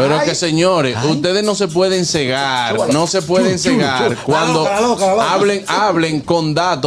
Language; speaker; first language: Spanish; native; Spanish